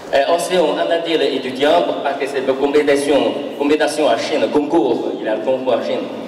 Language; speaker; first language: French; non-native, learner; Chinese